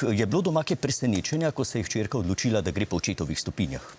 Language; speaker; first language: Slovenian; native; Slovenian